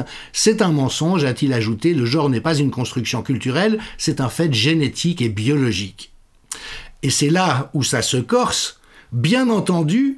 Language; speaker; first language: French; native; French